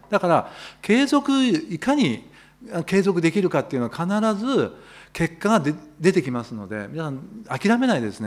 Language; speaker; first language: Japanese; native; Japanese